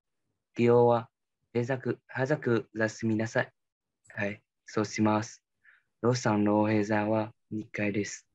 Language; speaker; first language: Japanese; non-native, learner; Vietnamese